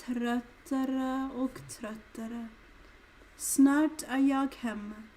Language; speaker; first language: Swedish; non-native, learner; English